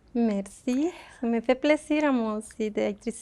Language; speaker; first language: French; non-native, fluent; Spanish